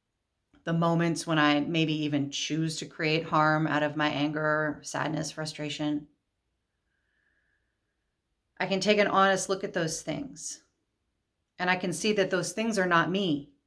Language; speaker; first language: English; native; English